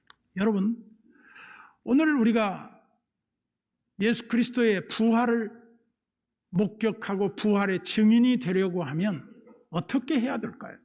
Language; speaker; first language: Korean; native; Korean